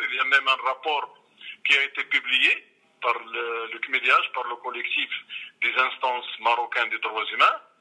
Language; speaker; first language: French; non-native, local second language; Arabic